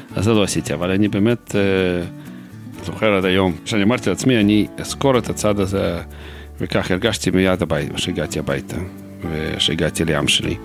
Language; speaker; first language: Hebrew; non-native, fluent; Russian